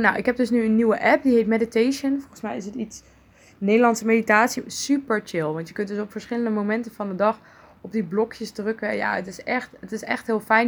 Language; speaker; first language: Dutch; native; Dutch